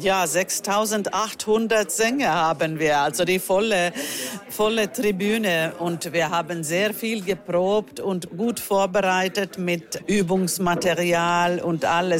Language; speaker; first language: German; non-native, fluent; Finnish